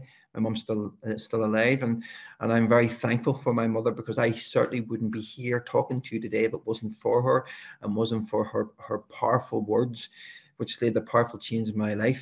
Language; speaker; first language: English; native; English